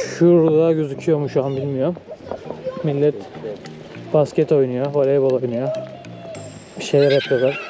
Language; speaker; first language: Turkish; native; Turkish